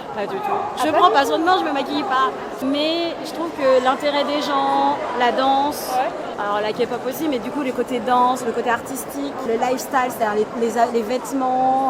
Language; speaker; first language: French; native; French